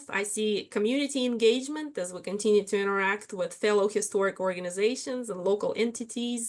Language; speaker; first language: English; non-native, fluent; Russian